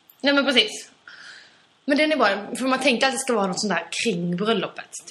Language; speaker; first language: Swedish; native; Swedish